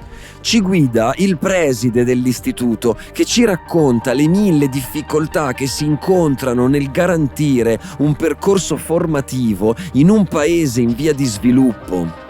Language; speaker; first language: Italian; native; Italian